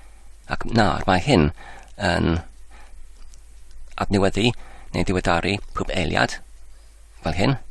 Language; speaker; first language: Welsh; non-native, learner; English